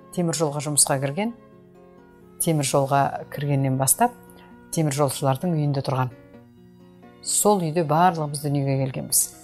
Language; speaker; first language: Kazakh; native; Kazakh